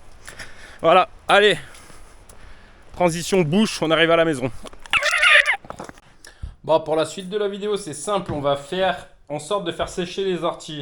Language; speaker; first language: French; native; French